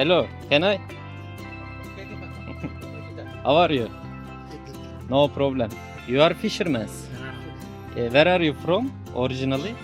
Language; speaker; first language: English; non-native, fluent; Turkish